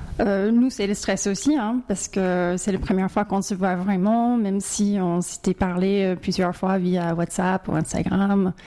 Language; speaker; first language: French; non-native, fluent; English